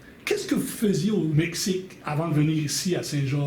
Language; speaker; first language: French; native; French